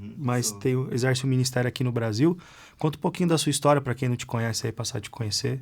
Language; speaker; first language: Portuguese; native; Portuguese